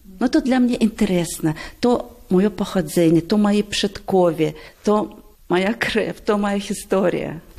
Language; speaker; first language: Polish; non-native, learner; Russian